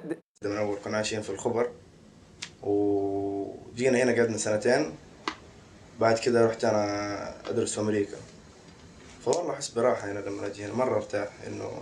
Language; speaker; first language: Arabic; native; Arabic